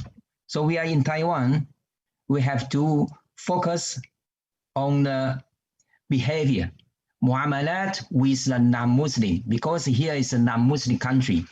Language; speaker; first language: English; non-native, learner; Chinese